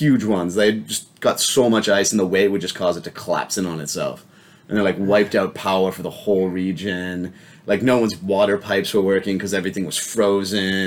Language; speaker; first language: English; native; English